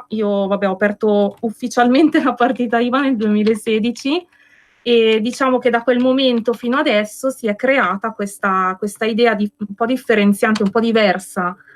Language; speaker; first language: Italian; native; Italian